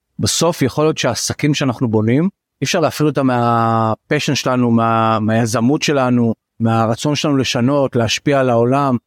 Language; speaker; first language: Hebrew; native; Hebrew